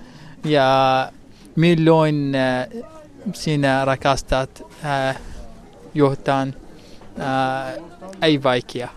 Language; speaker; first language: Finnish; non-native, learner; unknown